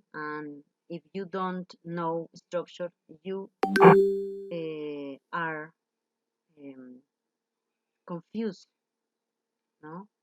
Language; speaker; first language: English; non-native, learner; Spanish